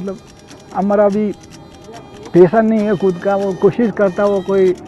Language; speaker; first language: Hindi; non-native, learner; Italian